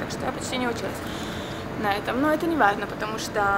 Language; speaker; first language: Russian; early bilingual, heritage; Russian